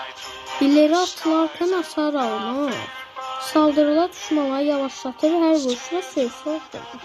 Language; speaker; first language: Turkish; non-native, learner; Azerbaijani